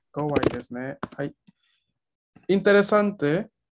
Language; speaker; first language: Spanish; native; Spanish